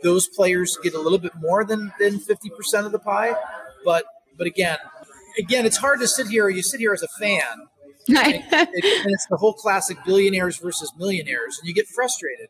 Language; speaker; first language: English; native; English